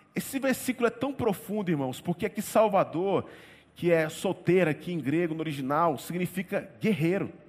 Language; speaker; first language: Portuguese; native; Portuguese